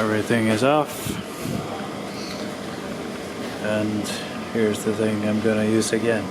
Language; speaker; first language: English; non-native, fluent; Icelandic